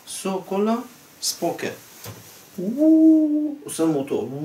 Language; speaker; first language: Swedish; non-native, learner; Persian